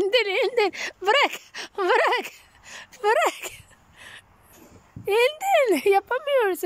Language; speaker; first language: Turkish; non-native, learner; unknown